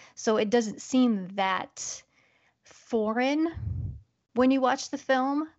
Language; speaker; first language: English; native; English